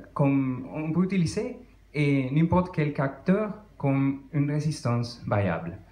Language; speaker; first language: French; non-native, fluent; Spanish